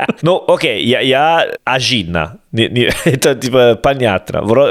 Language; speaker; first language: Russian; non-native, learner; Italian